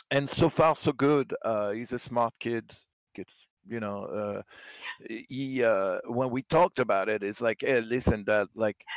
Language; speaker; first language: English; non-native, fluent; French